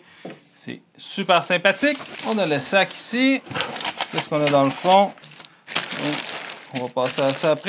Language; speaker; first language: French; native; French